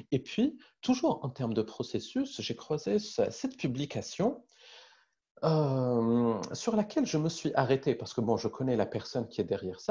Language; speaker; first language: French; native; French